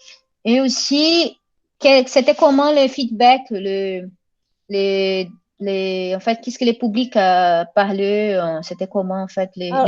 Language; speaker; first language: French; non-native, fluent; Portuguese